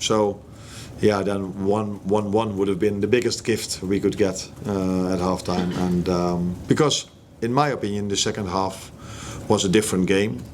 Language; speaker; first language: English; non-native, fluent; Dutch